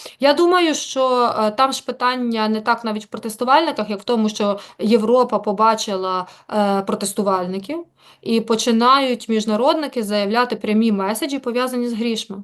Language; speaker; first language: Ukrainian; native; Ukrainian